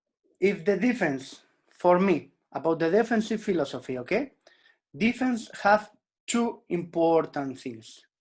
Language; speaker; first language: English; non-native, learner; Spanish